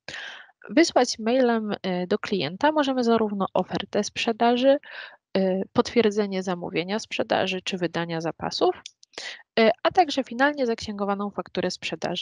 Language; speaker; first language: Polish; native; Polish